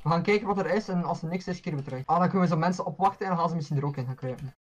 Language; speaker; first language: Dutch; native; Dutch